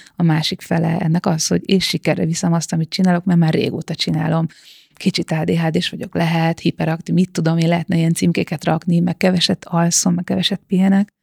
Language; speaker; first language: Hungarian; native; Hungarian